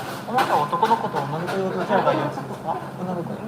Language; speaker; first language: Japanese; native; Japanese